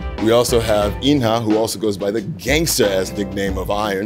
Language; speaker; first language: English; native; English